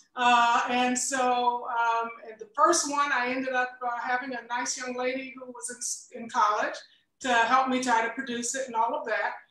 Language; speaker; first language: English; native; English